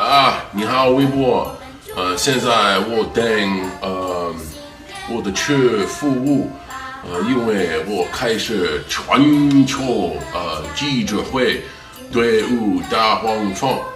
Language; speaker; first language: Chinese; non-native, learner; English